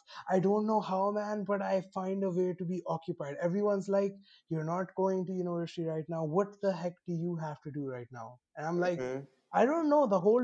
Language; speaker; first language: English; non-native, local second language; Urdu